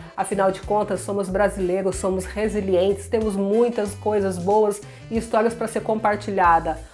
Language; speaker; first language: Portuguese; native; Portuguese